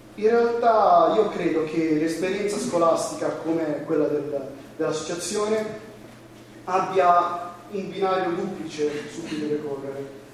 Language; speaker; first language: Italian; native; Italian